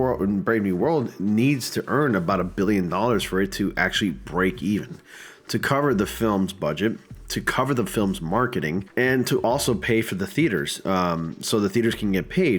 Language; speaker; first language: English; native; English